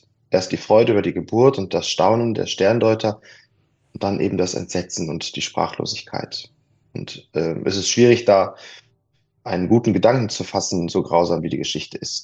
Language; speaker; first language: German; native; German